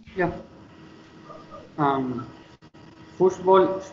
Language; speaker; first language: German; non-native, learner; Spanish